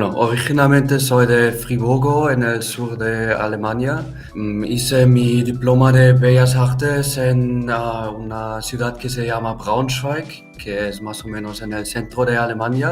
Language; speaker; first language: Spanish; non-native, fluent; German